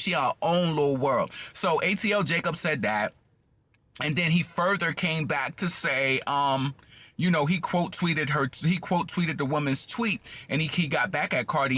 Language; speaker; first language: English; native; English